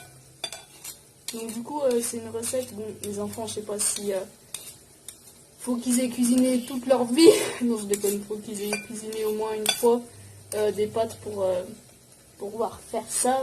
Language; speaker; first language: French; native; French